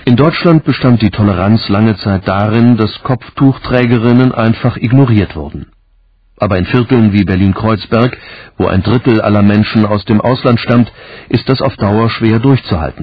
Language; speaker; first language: German; native; German